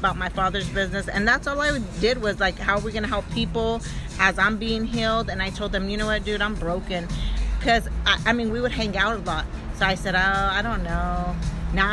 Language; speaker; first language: English; native; English